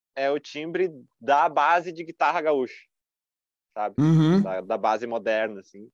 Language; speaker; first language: Portuguese; native; Portuguese